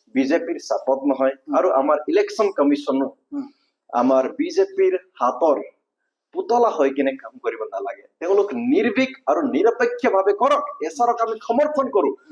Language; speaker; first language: Assamese; non-native, local second language; Nepali